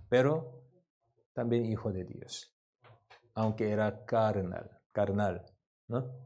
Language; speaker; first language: Spanish; non-native, learner; Korean